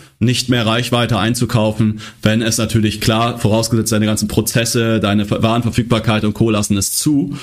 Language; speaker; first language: German; native; German